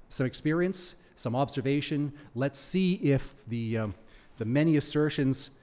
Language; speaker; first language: English; native; English